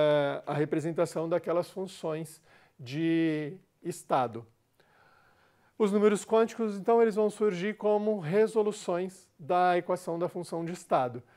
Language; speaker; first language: Portuguese; native; Portuguese